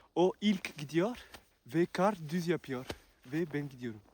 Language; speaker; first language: Turkish; non-native, learner; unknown